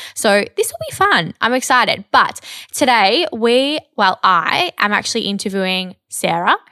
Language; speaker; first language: English; native; English